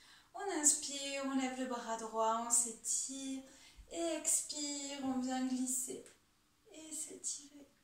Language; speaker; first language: French; native; French